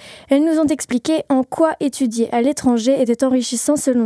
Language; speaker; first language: French; native; French